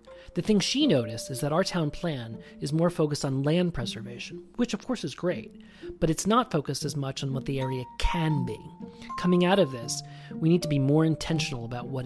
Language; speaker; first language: English; native; English